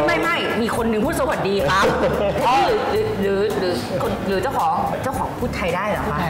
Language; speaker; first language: Thai; native; Thai